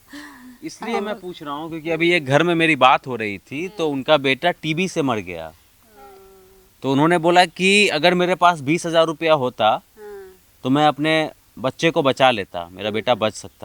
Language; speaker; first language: Hindi; native; Hindi